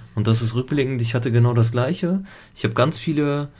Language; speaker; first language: German; early bilingual, other home language; Italian